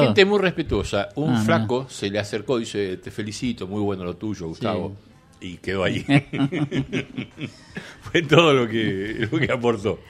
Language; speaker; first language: Spanish; native; Spanish